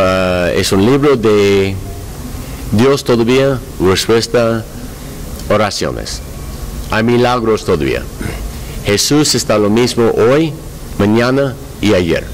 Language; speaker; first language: Spanish; non-native, learner; English